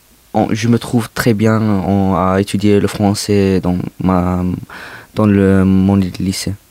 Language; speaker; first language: French; non-native, learner; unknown